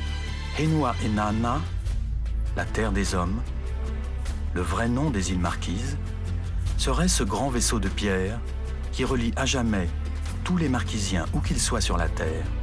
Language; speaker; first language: French; native; French